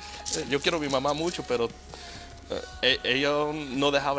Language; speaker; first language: Spanish; early bilingual, heritage; Spanish